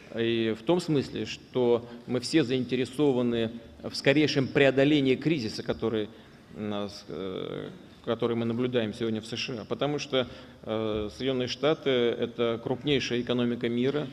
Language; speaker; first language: Russian; native; Russian